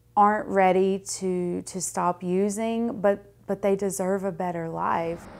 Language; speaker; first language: English; native; English